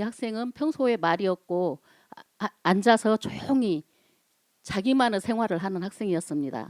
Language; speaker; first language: Korean; native; Korean